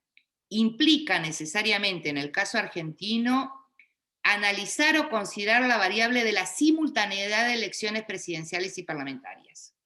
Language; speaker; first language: Spanish; native; Spanish